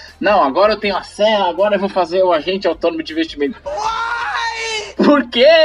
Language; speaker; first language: Portuguese; native; Portuguese